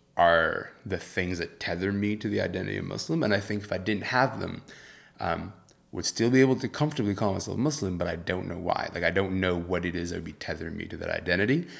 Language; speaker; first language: English; early bilingual, other home language; Arabic